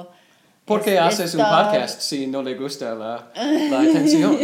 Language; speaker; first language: Spanish; non-native, learner; English